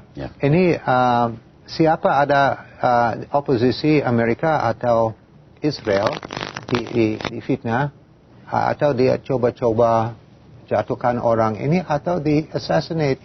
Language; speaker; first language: Indonesian; non-native, fluent; English